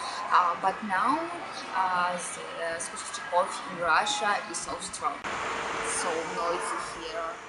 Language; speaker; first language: English; non-native, learner; Russian